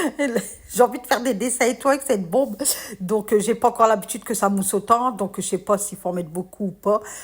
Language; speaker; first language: French; native; French